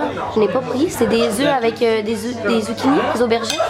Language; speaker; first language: French; native; French